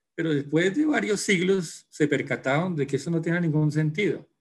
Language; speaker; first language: Spanish; native; Spanish